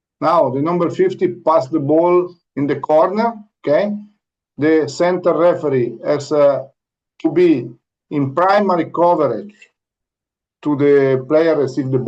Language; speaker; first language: English; non-native, learner; Italian